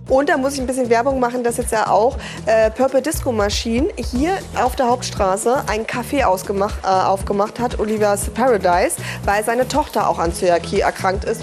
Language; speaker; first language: German; native; German